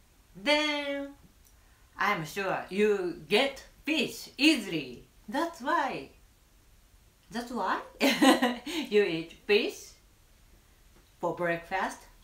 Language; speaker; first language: English; non-native, learner; Japanese